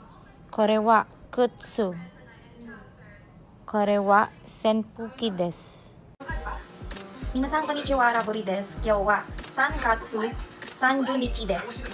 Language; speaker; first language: Japanese; non-native, learner; Filipino